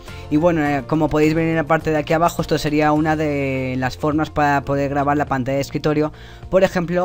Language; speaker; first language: Spanish; native; Spanish